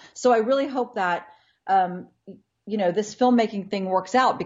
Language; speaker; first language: English; native; English